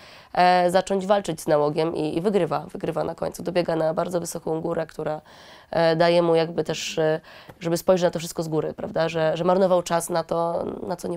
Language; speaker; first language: Polish; native; Polish